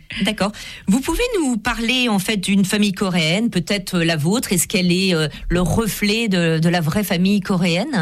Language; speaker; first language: French; native; French